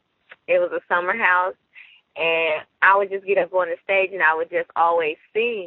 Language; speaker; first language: English; native; English